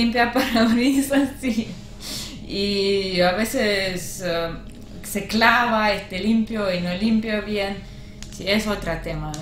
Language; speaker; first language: Spanish; non-native, learner; Russian